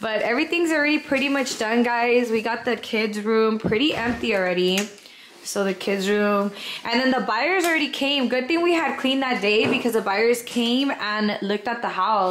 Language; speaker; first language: English; early bilingual, other home language; Spanish